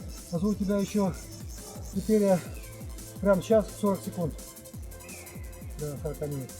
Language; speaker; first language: Russian; native; Russian